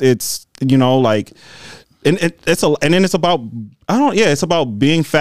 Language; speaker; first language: English; native; English